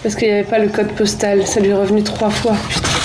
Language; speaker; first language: French; native; French